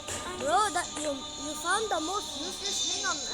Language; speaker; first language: English; non-native, local second language; Filipino